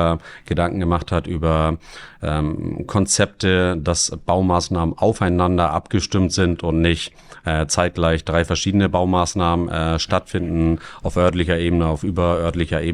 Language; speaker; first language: German; native; German